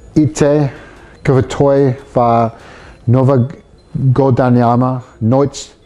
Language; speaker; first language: Russian; non-native, learner; English